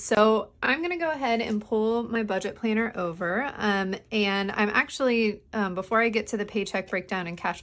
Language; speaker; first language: English; native; English